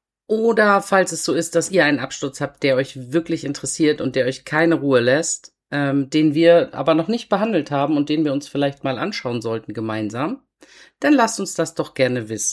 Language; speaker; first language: German; native; German